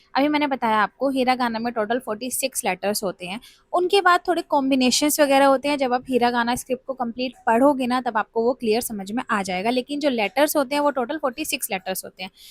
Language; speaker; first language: Hindi; native; Hindi